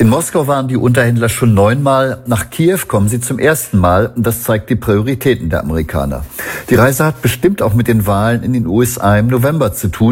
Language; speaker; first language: German; native; German